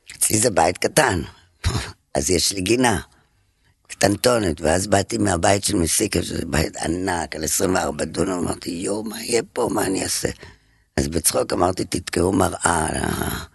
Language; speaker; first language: Hebrew; non-native, fluent; French